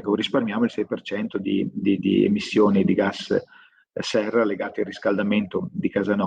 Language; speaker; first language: Italian; native; Italian